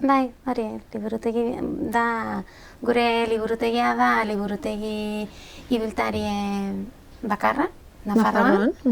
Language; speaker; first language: Basque; non-native, local second language; Spanish